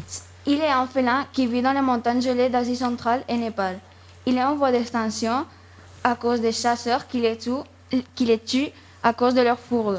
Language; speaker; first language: French; non-native, fluent; Spanish